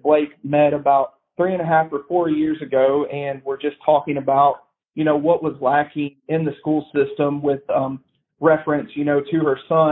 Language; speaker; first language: English; native; English